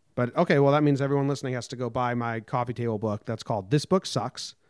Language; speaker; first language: English; native; English